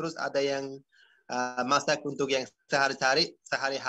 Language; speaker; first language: Indonesian; non-native, fluent; Uzbek